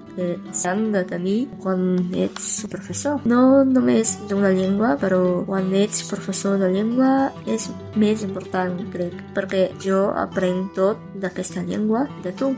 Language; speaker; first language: Catalan; non-native, learner; Romanian